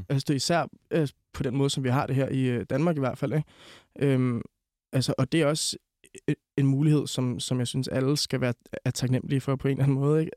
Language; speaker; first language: Danish; native; Danish